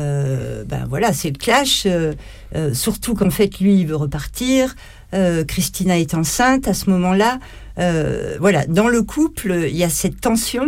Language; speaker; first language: French; native; French